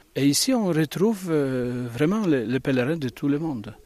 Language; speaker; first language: French; non-native, fluent; Italian